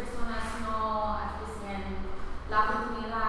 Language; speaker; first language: Spanish; early bilingual, heritage; Spanish